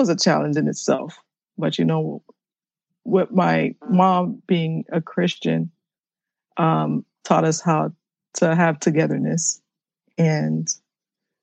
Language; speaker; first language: English; early bilingual, other home language; Haitian Creole